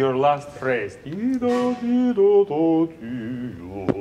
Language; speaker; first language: English; non-native, learner; Russian